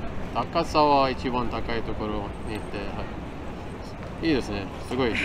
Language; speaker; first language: Japanese; non-native, learner; Khmer